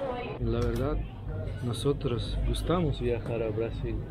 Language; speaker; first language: Spanish; non-native, fluent; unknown